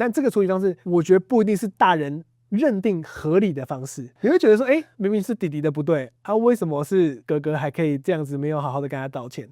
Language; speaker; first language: Chinese; native; Chinese